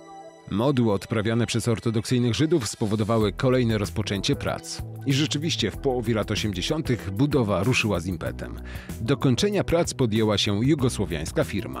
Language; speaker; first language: Polish; native; Polish